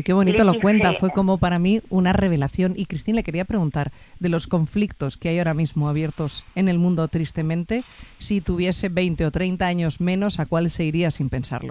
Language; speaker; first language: Spanish; native; Spanish